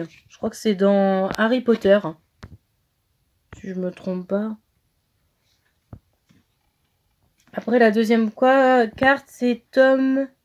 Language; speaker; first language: French; native; French